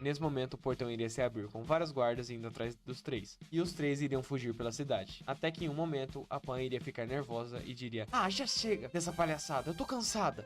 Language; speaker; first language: Portuguese; native; Portuguese